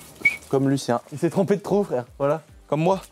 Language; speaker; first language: French; native; French